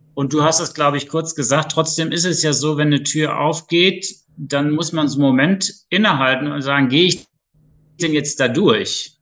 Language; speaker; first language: German; native; German